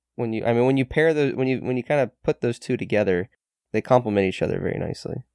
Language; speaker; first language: English; native; English